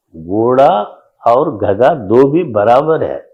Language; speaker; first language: Hindi; non-native, local second language; Telugu